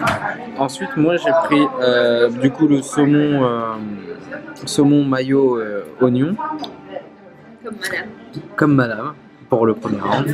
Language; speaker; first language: French; native; French